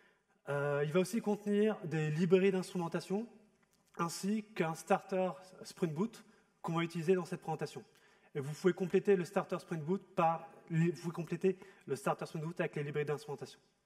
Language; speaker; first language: French; native; French